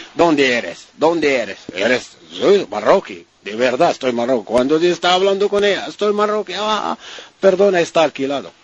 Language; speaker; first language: Spanish; non-native, learner; Arabic